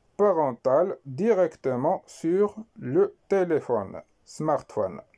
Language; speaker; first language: French; non-native, local second language; Arabic